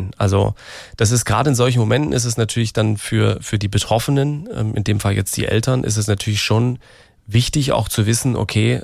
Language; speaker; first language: German; native; German